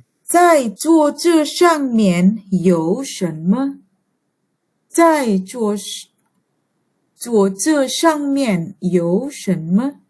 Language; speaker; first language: Chinese; non-native, fluent; Indonesian